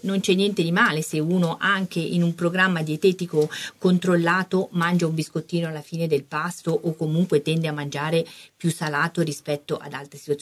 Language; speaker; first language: Italian; native; Italian